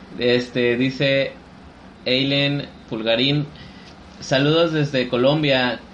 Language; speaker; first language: Spanish; native; Spanish